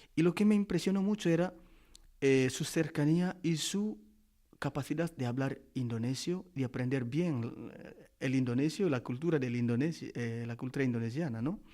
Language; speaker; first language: Spanish; non-native, fluent; Indonesian